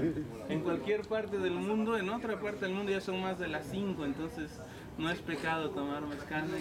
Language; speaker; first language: Spanish; native; Spanish